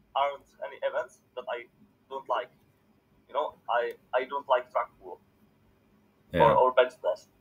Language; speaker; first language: English; non-native, fluent; Czech